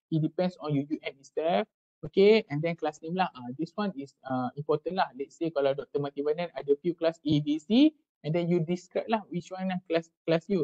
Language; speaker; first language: English; non-native, local second language; Malay